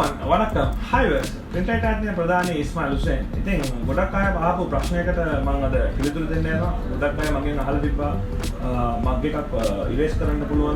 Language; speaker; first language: Sinhala; non-native, local second language; Tamil